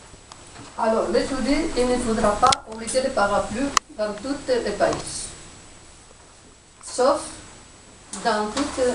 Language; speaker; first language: French; non-native, learner; Spanish